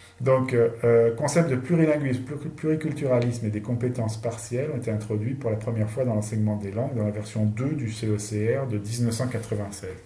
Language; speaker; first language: French; native; French